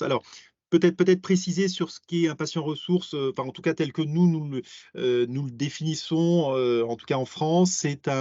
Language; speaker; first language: French; native; French